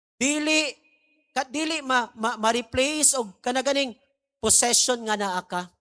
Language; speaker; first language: Cebuano; non-native, local second language; Maguindanaon